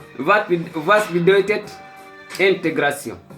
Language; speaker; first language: German; non-native, learner; Fula